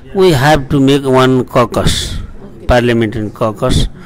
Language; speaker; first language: English; non-native, local second language; Nepali